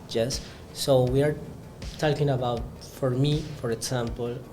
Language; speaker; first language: English; non-native, learner; Spanish